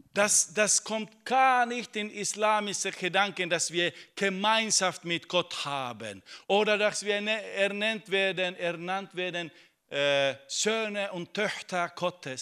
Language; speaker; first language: German; non-native, fluent; Finnish